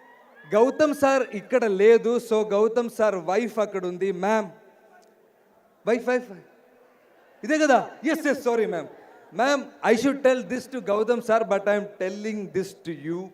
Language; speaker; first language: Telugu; non-native, learner; Malayalam